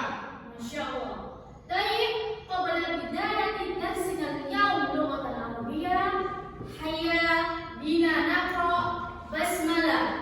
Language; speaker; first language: Arabic; non-native, learner; Indonesian